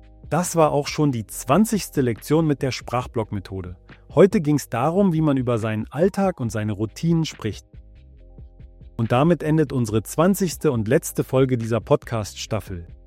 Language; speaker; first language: German; native; German